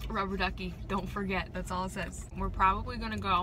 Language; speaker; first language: English; native; English